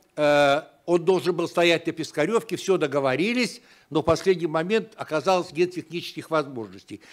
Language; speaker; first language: Russian; native; Russian